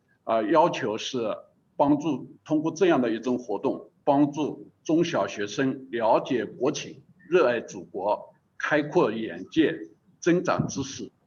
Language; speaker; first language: Chinese; native; Chinese